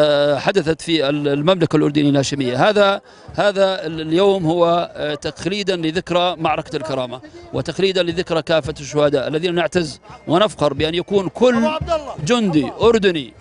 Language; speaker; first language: Arabic; native; Arabic